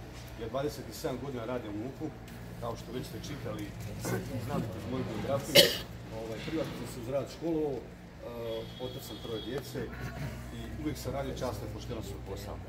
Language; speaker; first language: Croatian; native; Croatian